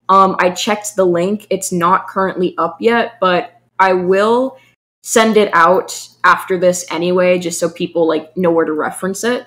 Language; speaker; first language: English; native; English